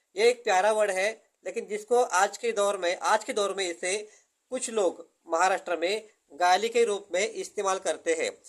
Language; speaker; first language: Hindi; non-native, local second language; Marathi